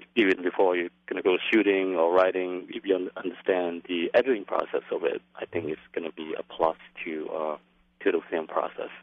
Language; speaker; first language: English; non-native, fluent; Lao